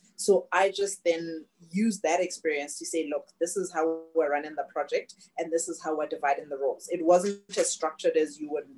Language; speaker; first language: English; non-native, local second language; Tswana